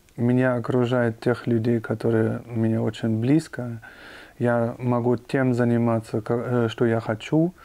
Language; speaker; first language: Russian; non-native, fluent; German